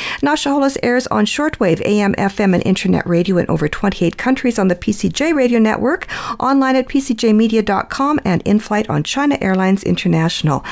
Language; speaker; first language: English; early bilingual, other home language; Ukrainian